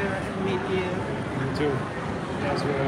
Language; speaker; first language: English; non-native, learner; Thai